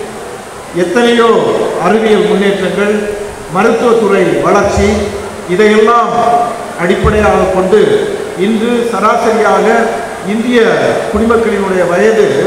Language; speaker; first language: Tamil; native; Tamil